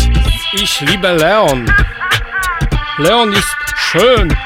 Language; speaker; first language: German; non-native, learner; Polish